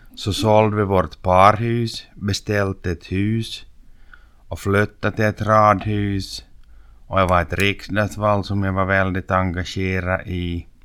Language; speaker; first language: Swedish; native; Swedish